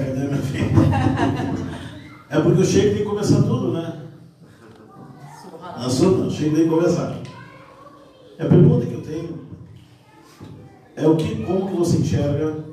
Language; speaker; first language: Portuguese; non-native, fluent; Arabic